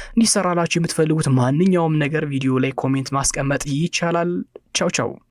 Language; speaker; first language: Amharic; native; Amharic